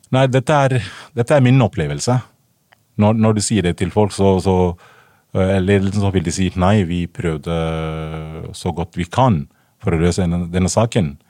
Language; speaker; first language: Norwegian; non-native, fluent; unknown